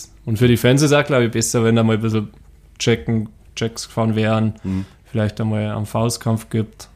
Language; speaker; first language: German; native; German